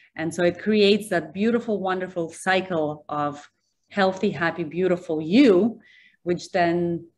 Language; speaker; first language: English; early bilingual, other home language; Russian